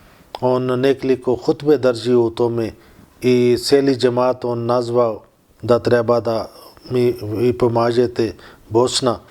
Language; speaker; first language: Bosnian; non-native, learner; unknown